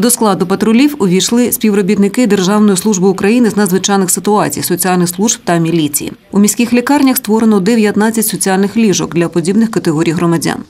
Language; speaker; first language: Ukrainian; native; Ukrainian